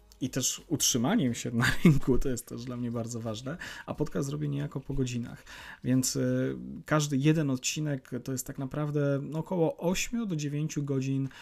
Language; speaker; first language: Polish; native; Polish